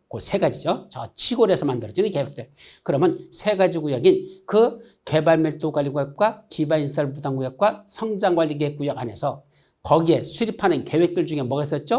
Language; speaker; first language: Korean; native; Korean